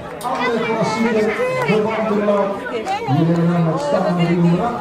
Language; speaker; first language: Dutch; native; Dutch